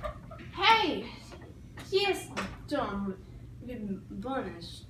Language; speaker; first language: German; non-native, learner; English